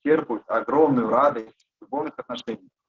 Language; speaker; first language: Russian; native; Russian